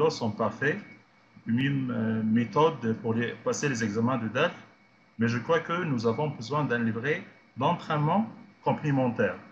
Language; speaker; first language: French; non-native, fluent; Arabic